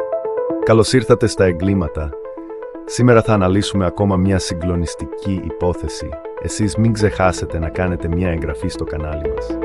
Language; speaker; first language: Greek; native; Greek